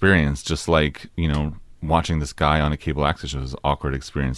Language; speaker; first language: English; native; English